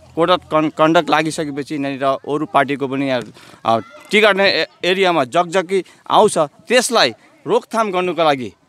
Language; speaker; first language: Nepali; native; Nepali